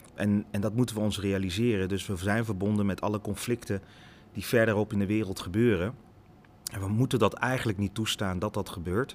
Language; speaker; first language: Dutch; early bilingual, other home language; Lingala